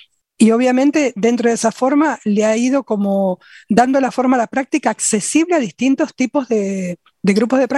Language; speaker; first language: Spanish; native; Spanish